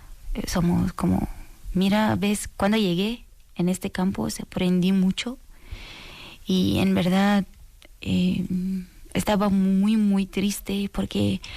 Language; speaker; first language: Spanish; non-native, learner; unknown